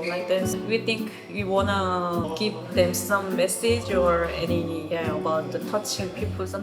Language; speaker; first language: English; non-native, learner; Korean